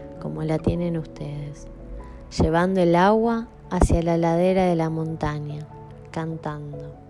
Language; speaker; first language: Spanish; native; Spanish